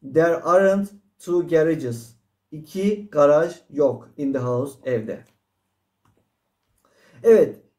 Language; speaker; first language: English; non-native, fluent; Turkish